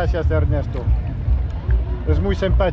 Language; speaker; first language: Spanish; non-native, learner; French